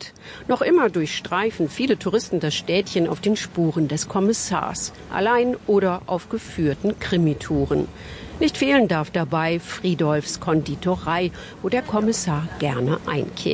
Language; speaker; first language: German; native; German